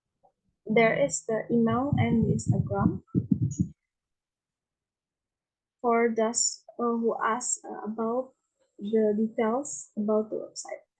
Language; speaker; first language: English; non-native, learner; Indonesian